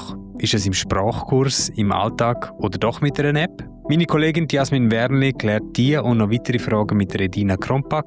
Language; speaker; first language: German; native; German